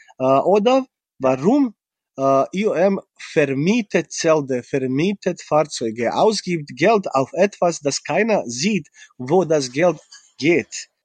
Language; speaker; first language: German; non-native, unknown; Bosnian